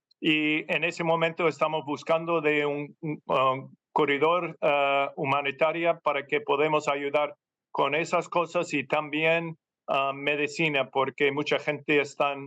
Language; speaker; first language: Spanish; non-native, fluent; English